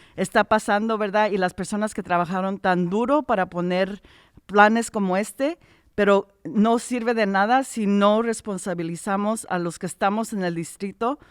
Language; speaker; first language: Spanish; early bilingual, heritage; Spanish